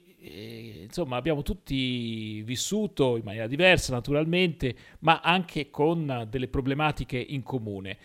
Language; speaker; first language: Italian; native; Italian